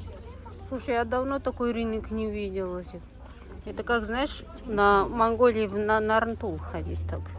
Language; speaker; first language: Russian; non-native, fluent; Mongolian